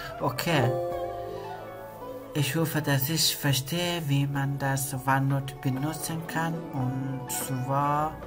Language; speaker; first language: German; non-native, learner; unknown